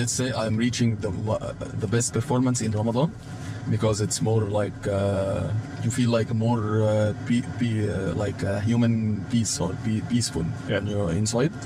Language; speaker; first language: English; non-native, fluent; Arabic